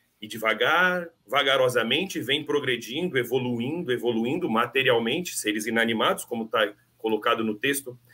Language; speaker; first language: Portuguese; native; Portuguese